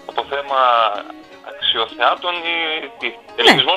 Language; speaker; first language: Greek; native; Greek